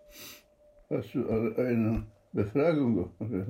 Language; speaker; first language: German; non-native, fluent; Polish